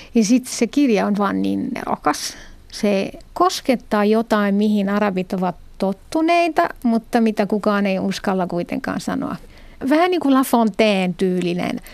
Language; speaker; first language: Finnish; non-native, fluent; Arabic